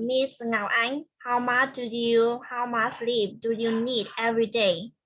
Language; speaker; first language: English; non-native, learner; Vietnamese